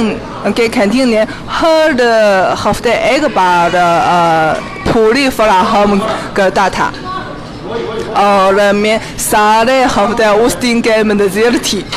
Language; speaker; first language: Hindi; non-native, fluent; Chinese